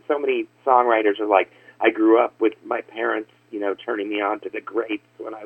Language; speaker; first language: English; native; English